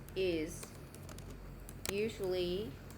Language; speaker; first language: English; non-native, fluent; Vietnamese